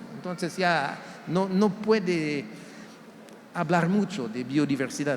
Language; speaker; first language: Spanish; non-native, fluent; French